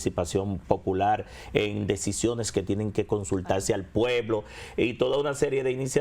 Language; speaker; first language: Spanish; native; Spanish